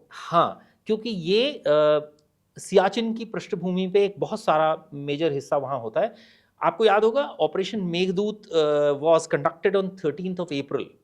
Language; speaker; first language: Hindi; native; Hindi